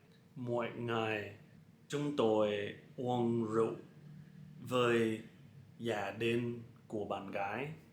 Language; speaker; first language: Vietnamese; non-native, learner; English